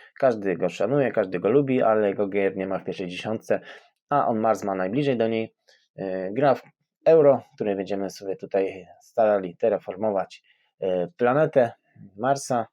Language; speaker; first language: Polish; native; Polish